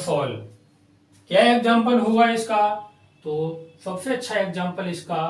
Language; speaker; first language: Hindi; native; Hindi